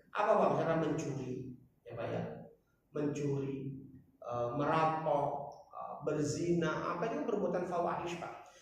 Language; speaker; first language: Indonesian; non-native, local second language; Batak Toba